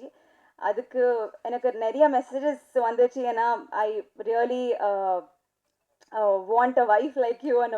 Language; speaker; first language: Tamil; non-native, learner; Telugu